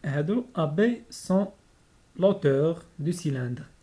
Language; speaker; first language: French; non-native, local second language; Arabic